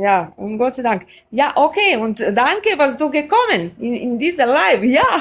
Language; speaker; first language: German; non-native, learner; Serbian